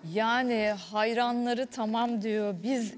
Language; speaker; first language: Turkish; native; Turkish